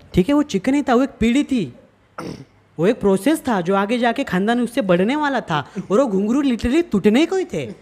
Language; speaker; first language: Hindi; non-native, local second language; Marathi